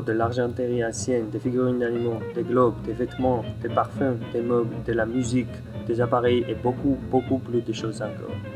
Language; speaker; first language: French; non-native, fluent; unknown